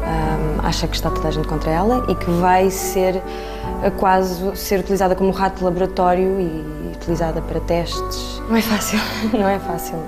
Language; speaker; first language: Portuguese; native; Portuguese